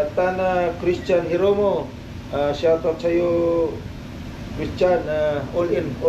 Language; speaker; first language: Filipino; non-native, local second language; Cebuano